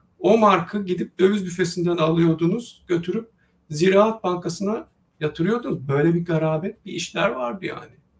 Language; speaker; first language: Turkish; native; Turkish